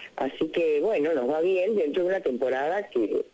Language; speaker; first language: Spanish; native; Spanish